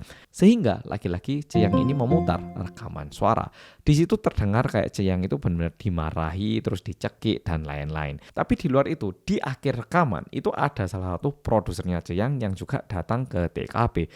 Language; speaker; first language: Indonesian; early bilingual, other home language; Korean